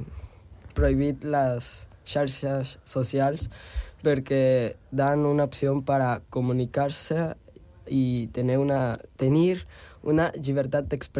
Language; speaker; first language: Catalan; non-native, local second language; Spanish